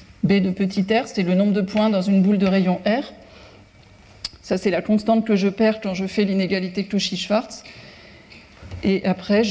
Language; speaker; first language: French; native; French